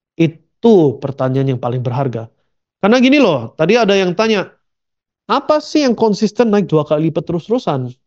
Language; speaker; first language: Indonesian; early bilingual, heritage; Indonesian